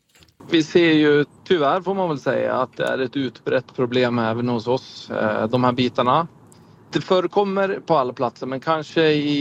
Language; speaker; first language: Swedish; native; Swedish